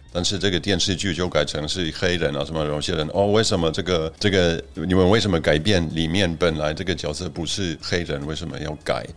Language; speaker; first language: Chinese; non-native, fluent; German